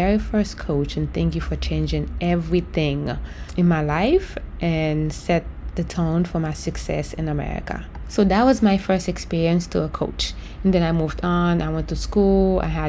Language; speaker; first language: English; non-native, fluent; Haitian Creole